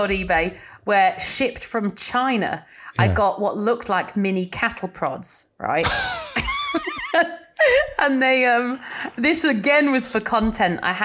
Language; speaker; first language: English; native; English